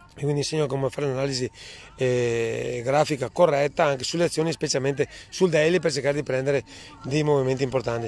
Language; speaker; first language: Italian; native; Italian